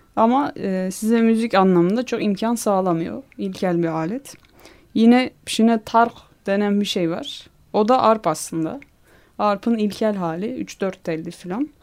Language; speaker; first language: Turkish; non-native, local second language; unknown